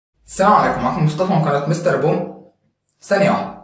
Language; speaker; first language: Arabic; native; Arabic